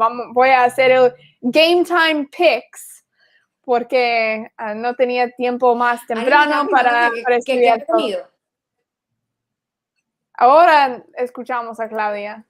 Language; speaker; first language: Spanish; non-native, fluent; English